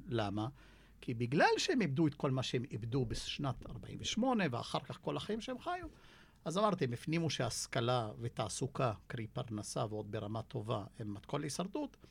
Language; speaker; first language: Hebrew; non-native, local second language; Arabic